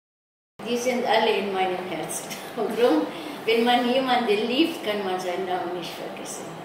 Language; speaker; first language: German; non-native, fluent; Arabic